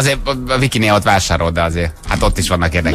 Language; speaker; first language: Hungarian; native; Hungarian